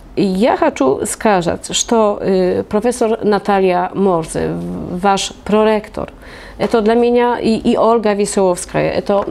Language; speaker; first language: Russian; non-native, learner; Polish